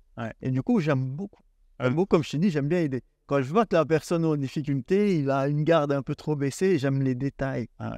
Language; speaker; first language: French; native; French